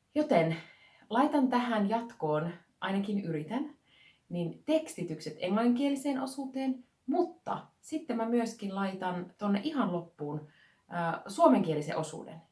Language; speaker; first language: Finnish; native; Finnish